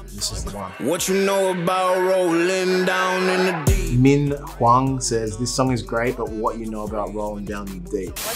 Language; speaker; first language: English; native; English